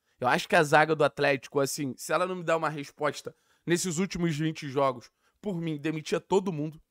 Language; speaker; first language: Portuguese; native; Portuguese